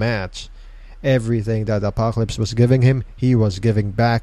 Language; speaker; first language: English; non-native, local second language; Filipino